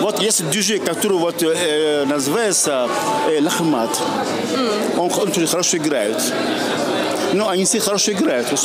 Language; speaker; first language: Russian; non-native, local second language; French